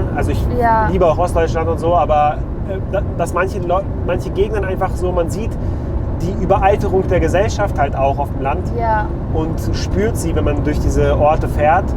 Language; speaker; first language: German; native; German